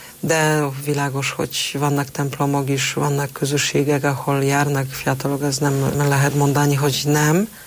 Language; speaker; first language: Hungarian; non-native, fluent; Polish